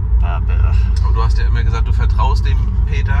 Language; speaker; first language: German; native; German